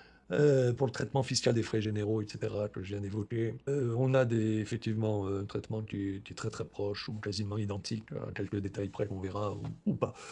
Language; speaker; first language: French; native; French